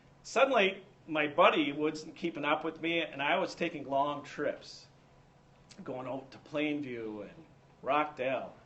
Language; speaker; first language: English; native; English